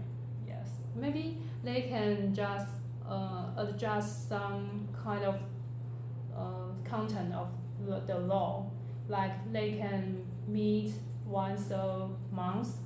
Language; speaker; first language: English; non-native, learner; Chinese